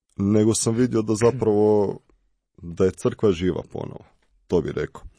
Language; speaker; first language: Croatian; native; Croatian